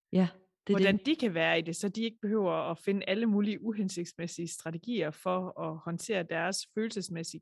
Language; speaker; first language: Danish; native; Danish